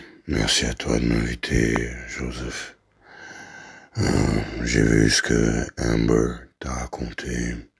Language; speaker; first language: French; native; French